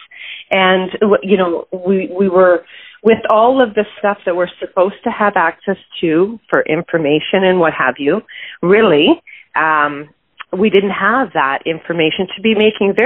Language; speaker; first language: English; native; English